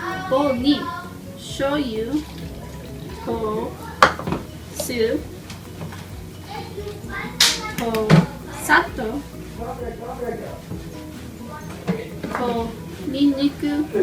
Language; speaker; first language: Japanese; non-native, learner; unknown